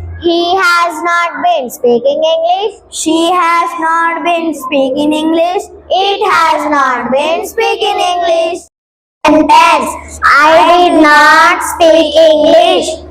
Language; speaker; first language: English; non-native, learner; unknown